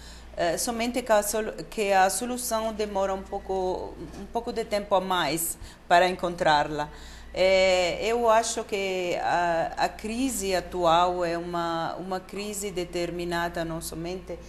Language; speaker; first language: Portuguese; non-native, fluent; Italian